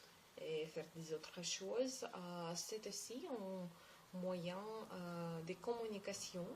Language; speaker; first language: French; non-native, learner; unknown